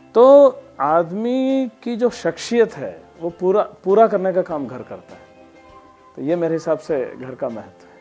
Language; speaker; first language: Hindi; non-native, local second language; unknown